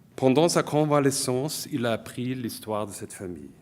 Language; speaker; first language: French; non-native, fluent; German